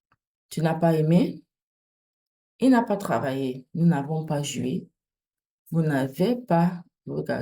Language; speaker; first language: French; non-native, fluent; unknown